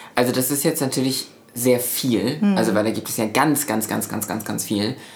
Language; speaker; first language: German; native; German